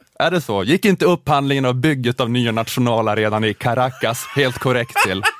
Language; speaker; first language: Swedish; native; Swedish